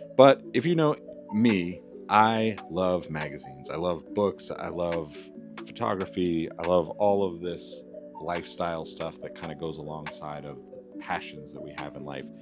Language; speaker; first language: English; native; English